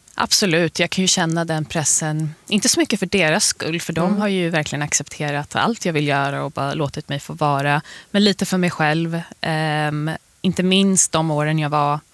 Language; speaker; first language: Swedish; early bilingual, other home language; Persian